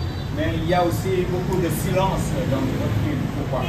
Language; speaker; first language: French; non-native, fluent; Vietnamese